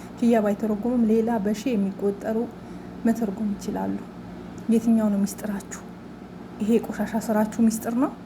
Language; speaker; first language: Amharic; non-native, local second language; Oromo